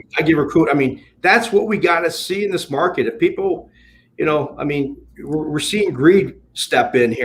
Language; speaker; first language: English; native; English